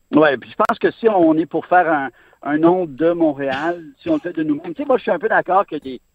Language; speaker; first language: French; native; French